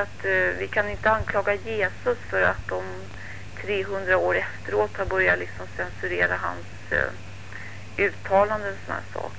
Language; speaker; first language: Swedish; native; Swedish